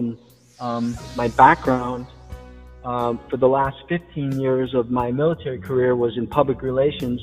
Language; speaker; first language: English; native; English